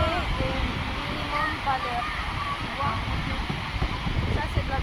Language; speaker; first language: French; non-native, learner; Portuguese